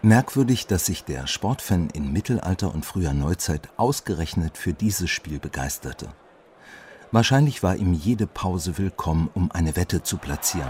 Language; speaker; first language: German; native; German